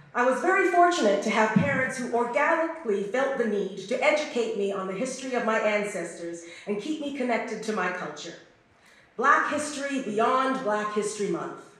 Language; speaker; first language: English; native; English